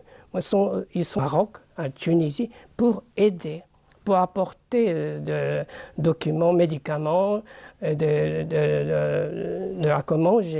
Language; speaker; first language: French; non-native, fluent; Japanese